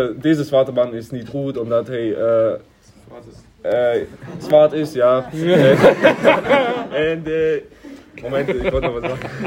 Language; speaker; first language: Dutch; non-native, learner; German